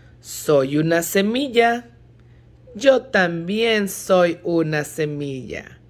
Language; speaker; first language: Spanish; early bilingual, heritage; Spanish